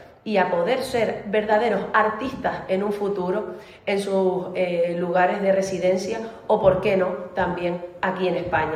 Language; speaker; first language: Spanish; native; Spanish